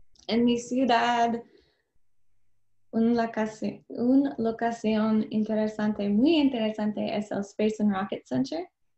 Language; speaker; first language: Spanish; non-native, learner; English